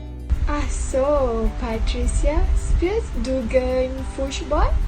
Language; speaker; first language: German; non-native, learner; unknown